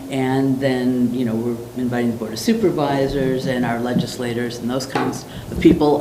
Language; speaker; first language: English; native; English